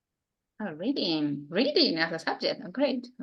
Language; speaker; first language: English; non-native, fluent; Spanish